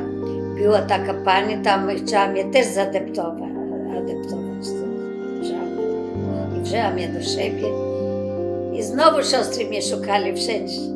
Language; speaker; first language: Polish; early bilingual, other home language; Macedonian